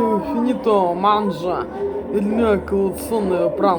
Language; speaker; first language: Italian; non-native, learner; Russian